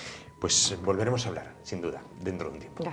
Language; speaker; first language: Spanish; native; Spanish